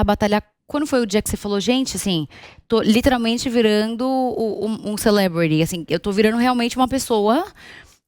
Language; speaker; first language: Portuguese; native; Portuguese